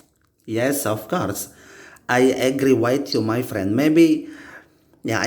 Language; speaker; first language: English; non-native, learner; Indonesian